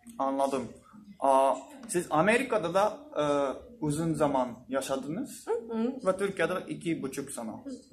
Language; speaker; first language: Turkish; non-native, learner; Japanese